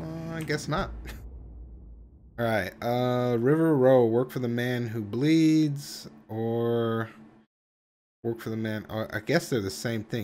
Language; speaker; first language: English; native; English